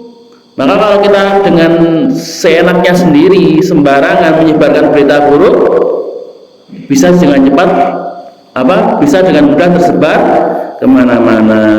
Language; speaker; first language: Indonesian; non-native, local second language; Javanese